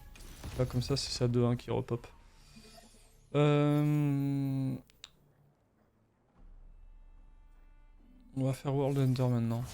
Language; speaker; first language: French; native; French